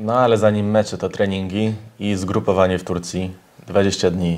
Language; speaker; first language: Polish; native; Polish